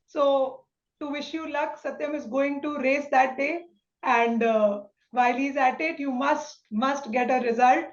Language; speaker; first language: English; non-native, local second language; Hindi